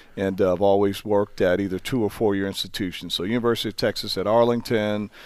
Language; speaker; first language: English; native; English